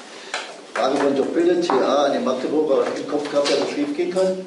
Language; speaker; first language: German; native; German